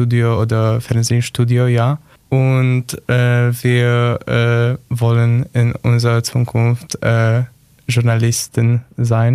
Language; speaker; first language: German; non-native, learner; Polish